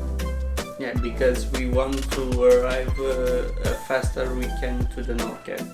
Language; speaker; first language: English; non-native, learner; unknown